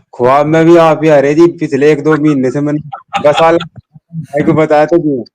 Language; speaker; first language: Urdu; native; Urdu